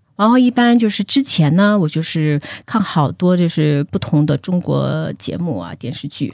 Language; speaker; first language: Chinese; early bilingual, other home language; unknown